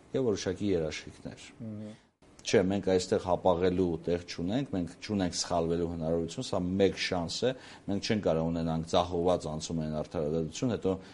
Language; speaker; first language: Armenian; native; Armenian